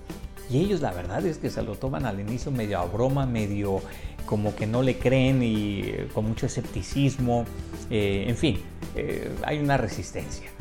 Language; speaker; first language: Spanish; native; Spanish